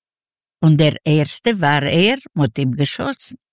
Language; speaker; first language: German; non-native, learner; Yiddish